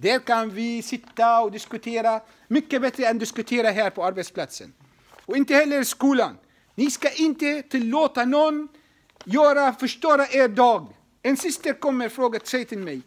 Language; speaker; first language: Swedish; non-native, fluent; Arabic